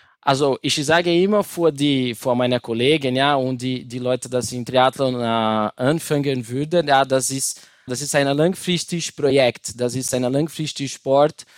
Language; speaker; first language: German; non-native, learner; Portuguese